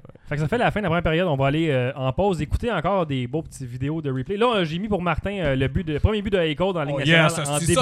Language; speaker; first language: French; native; French